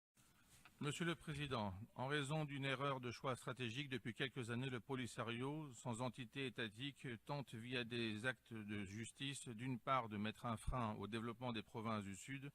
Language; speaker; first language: French; non-native, fluent; Greek